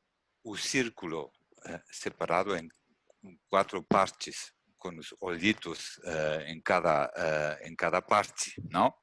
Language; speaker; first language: Portuguese; non-native, learner; German